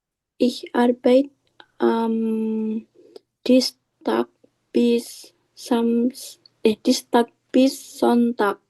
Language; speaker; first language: German; non-native, learner; Indonesian